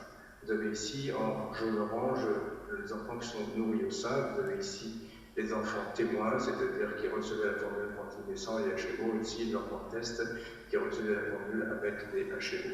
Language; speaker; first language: French; native; French